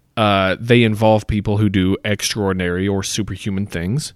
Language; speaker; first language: English; native; English